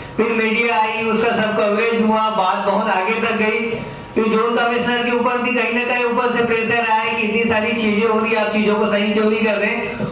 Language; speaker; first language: Hindi; native; Hindi